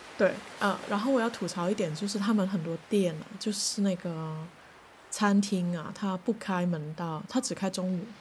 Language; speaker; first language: Chinese; non-native, local second language; Cantonese